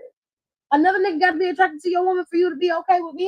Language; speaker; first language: English; native; English